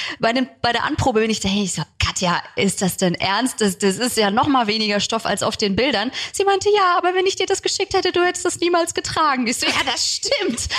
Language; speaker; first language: German; early bilingual, other home language; Turkish